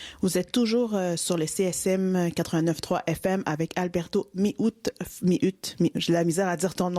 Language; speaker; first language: French; native; French